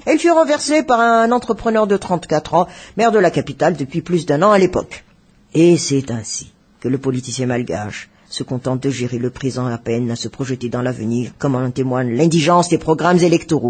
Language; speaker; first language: French; non-native, local second language; Malagasy